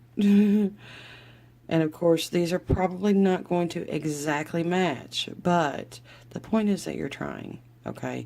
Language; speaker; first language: English; native; English